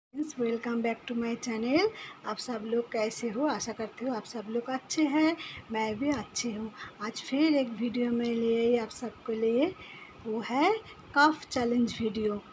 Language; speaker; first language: Hindi; non-native, local second language; Assamese